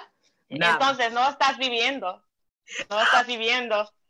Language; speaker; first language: Spanish; non-native, fluent; English